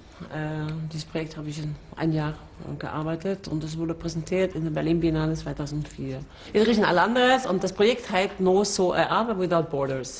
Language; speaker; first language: German; non-native, fluent; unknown